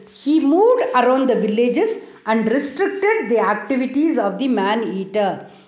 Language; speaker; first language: English; non-native, local second language; Tamil